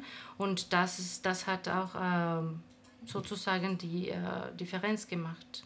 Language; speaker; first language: German; non-native, fluent; Spanish